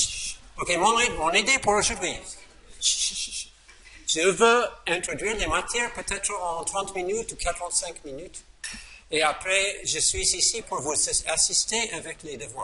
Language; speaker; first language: French; non-native, fluent; English